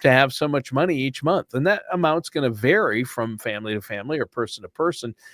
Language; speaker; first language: English; native; English